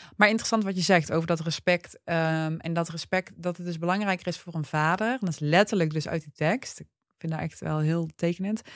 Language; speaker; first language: Dutch; early bilingual, other home language; Turkish